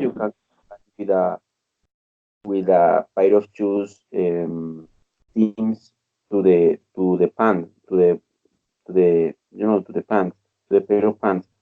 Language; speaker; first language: English; non-native, learner; Spanish